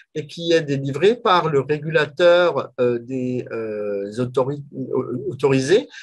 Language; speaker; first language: French; native; French